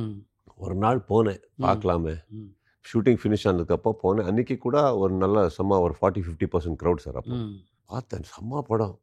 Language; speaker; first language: Tamil; non-native, local second language; Kannada